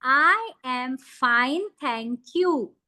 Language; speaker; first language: English; non-native, fluent; Hindi